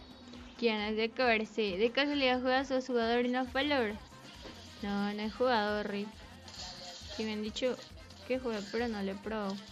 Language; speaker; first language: Spanish; native; Spanish